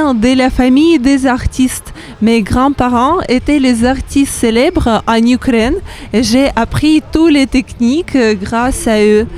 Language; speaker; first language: French; non-native, learner; Ukrainian